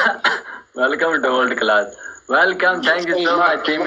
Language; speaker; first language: English; non-native, learner; Amharic